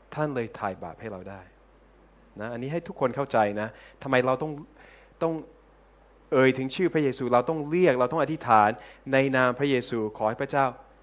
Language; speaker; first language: Thai; non-native, fluent; English